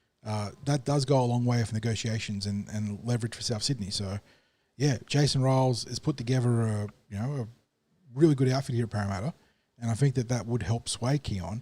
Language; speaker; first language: English; native; English